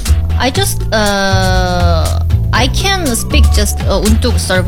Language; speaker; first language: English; non-native, learner; Korean